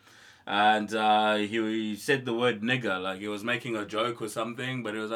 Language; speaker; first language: English; non-native, local second language; Xhosa